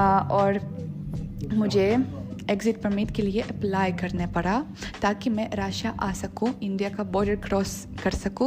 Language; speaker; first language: Hindi; non-native, fluent; Russian